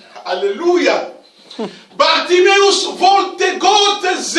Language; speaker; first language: German; non-native, learner; Romanian